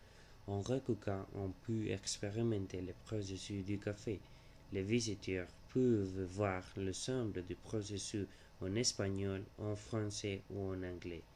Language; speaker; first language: French; non-native, learner; Spanish